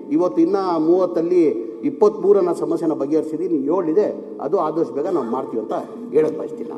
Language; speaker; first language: Kannada; non-native, local second language; Urdu